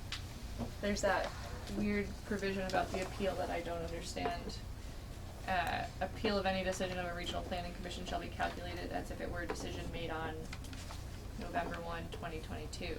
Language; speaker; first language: English; native; English